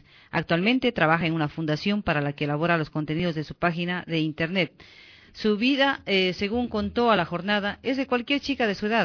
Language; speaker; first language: Spanish; native; Spanish